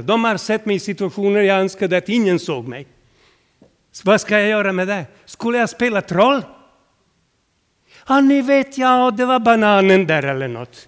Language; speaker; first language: Swedish; non-native, fluent; Serbian